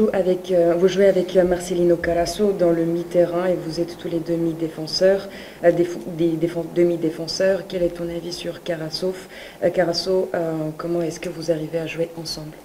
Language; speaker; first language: French; non-native, fluent; Bulgarian